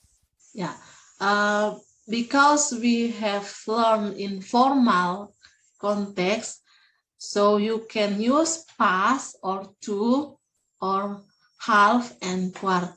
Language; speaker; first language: English; non-native, learner; Indonesian